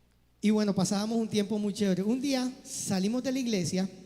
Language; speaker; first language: Spanish; native; Spanish